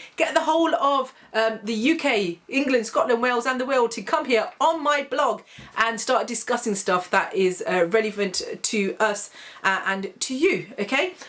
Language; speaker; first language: English; native; English